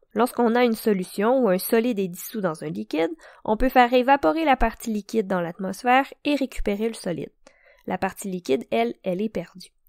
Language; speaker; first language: French; native; French